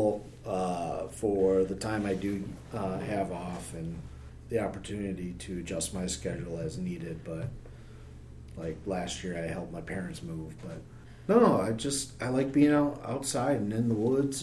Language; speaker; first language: English; native; English